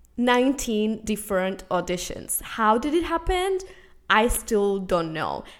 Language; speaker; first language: English; non-native, fluent; Spanish